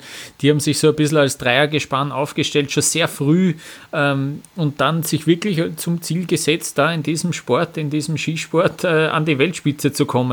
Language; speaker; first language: German; native; German